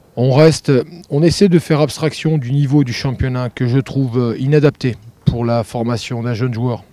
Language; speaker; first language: French; native; French